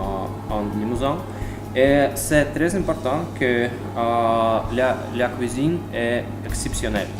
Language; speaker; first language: French; non-native, fluent; Russian